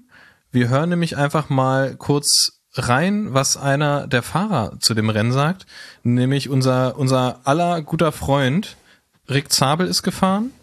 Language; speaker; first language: German; native; German